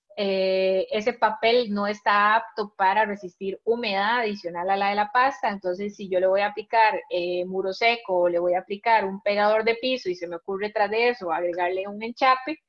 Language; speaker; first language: Spanish; native; Spanish